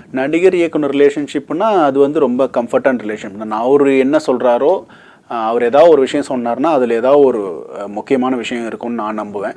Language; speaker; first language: Tamil; native; Tamil